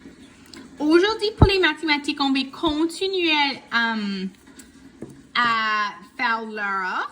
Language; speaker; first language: French; non-native, local second language; English